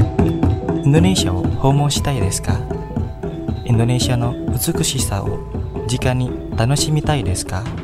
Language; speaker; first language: Japanese; non-native, fluent; Indonesian